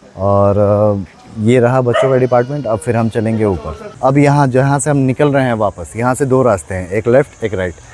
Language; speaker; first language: Hindi; native; Hindi